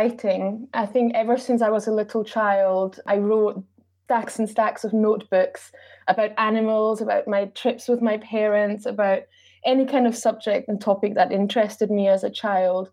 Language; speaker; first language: English; non-native, fluent; German